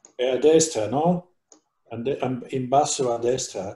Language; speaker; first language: Italian; non-native, learner; Dutch